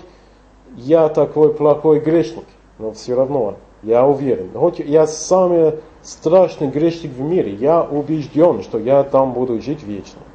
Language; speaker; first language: Russian; non-native, fluent; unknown